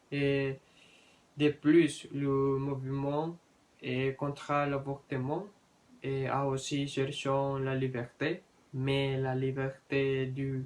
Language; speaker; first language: French; non-native, learner; Spanish